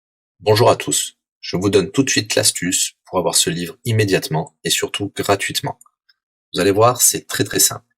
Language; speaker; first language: French; native; French